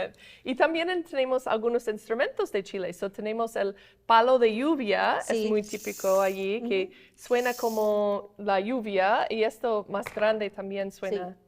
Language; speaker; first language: Spanish; non-native, fluent; English